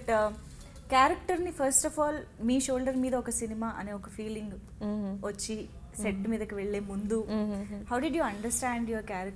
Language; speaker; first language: Telugu; native; Telugu